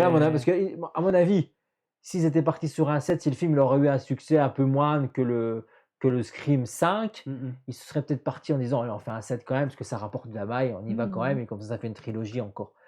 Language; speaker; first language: French; native; French